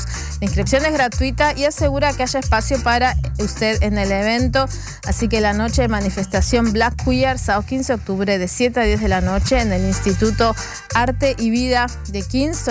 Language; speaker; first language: Spanish; native; Spanish